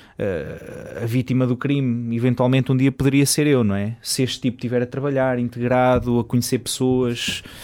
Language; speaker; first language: Portuguese; native; Portuguese